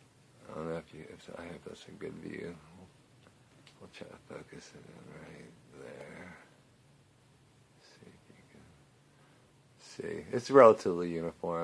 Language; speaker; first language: English; native; English